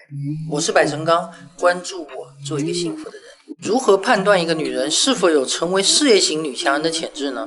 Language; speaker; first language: Chinese; native; Chinese